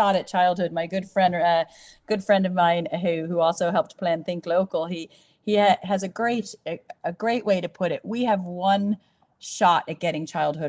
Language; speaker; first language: English; native; English